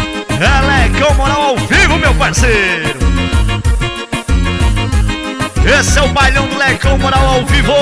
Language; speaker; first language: Portuguese; native; Portuguese